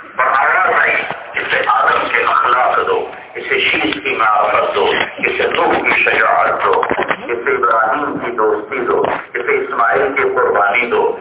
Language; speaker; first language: Urdu; non-native, local second language; Punjabi